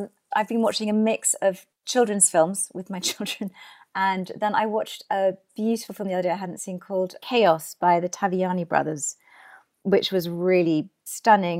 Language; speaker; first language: English; native; English